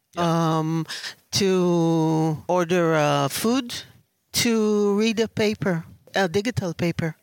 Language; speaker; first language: English; non-native, learner; Hebrew